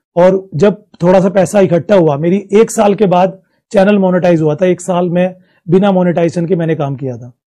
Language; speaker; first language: Hindi; native; Hindi